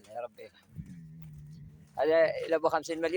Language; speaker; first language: Arabic; native; Arabic